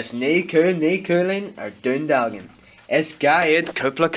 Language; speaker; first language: Irish; non-native, local second language; English